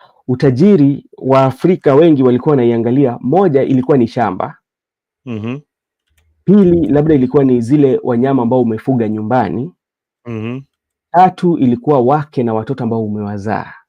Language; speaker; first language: Swahili; non-native, local second language; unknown